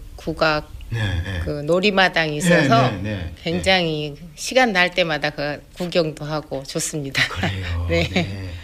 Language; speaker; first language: Korean; native; Korean